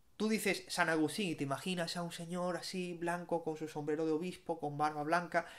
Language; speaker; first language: Spanish; native; Spanish